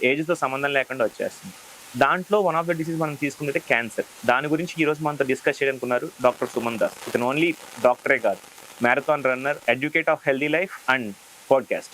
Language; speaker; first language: Telugu; native; Telugu